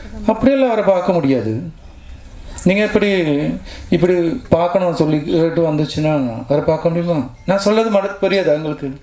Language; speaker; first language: Tamil; non-native, local second language; Malayalam